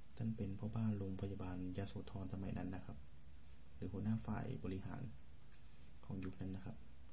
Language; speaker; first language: Thai; native; Thai